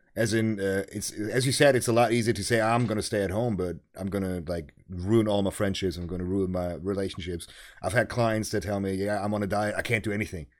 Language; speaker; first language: English; non-native, fluent; German